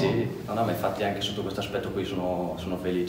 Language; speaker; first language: Italian; native; Italian